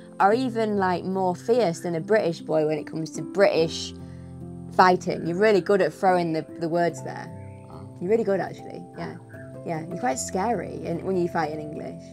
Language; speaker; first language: English; native; English